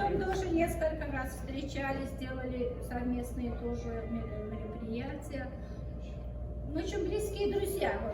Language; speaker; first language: Russian; non-native, local second language; Azerbaijani